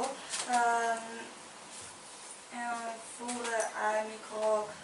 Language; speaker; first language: French; non-native, learner; Ukrainian